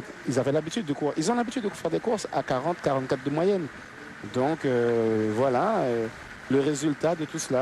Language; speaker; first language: French; native; French